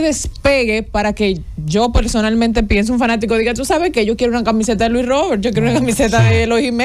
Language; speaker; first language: Spanish; native; Spanish